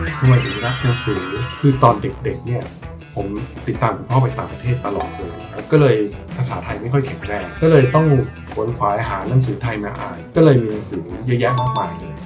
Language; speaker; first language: Thai; early bilingual, heritage; Thai